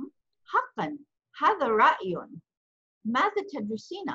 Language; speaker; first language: Arabic; non-native, fluent; English